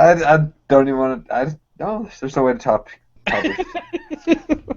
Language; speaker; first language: English; native; English